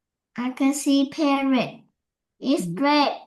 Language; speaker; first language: English; non-native, learner; Vietnamese